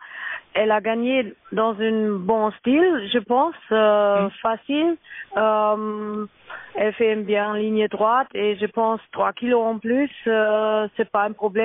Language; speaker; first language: French; non-native, learner; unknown